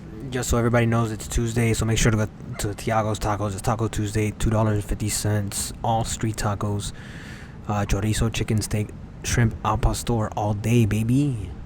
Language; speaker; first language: English; native; English